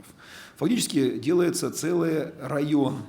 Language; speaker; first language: Russian; native; Russian